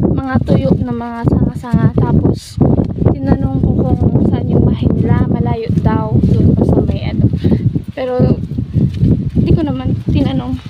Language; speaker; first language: Filipino; non-native, local second language; Bikol